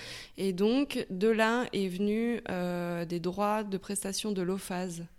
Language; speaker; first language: French; native; French